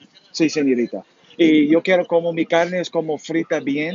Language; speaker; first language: Spanish; non-native, learner; English